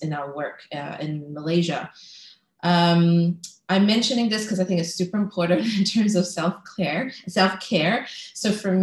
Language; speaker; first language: English; native; English